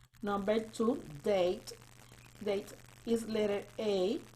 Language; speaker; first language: English; non-native, learner; Spanish